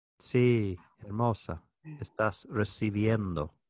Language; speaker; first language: Spanish; non-native, learner; English